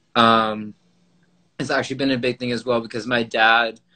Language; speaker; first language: English; native; English